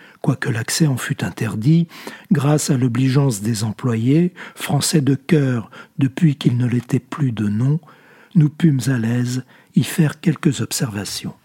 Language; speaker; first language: French; native; French